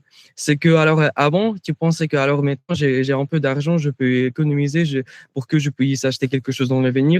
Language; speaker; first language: French; non-native, fluent; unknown